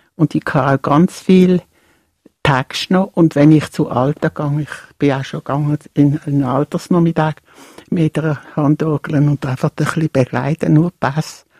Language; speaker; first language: German; native; German